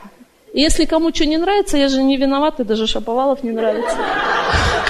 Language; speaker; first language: Russian; native; Russian